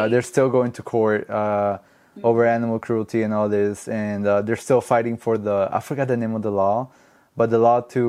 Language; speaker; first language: English; non-native, fluent; Spanish